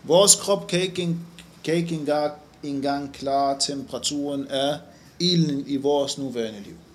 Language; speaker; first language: Danish; non-native, fluent; Arabic